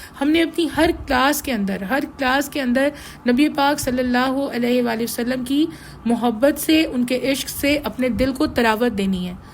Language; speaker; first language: Urdu; native; Urdu